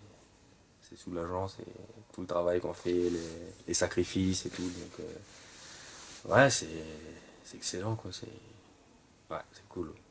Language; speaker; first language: French; native; French